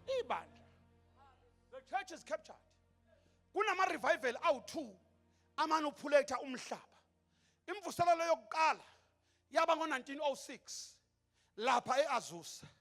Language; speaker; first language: Zulu; native; Zulu